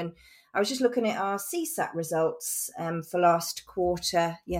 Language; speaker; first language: English; native; English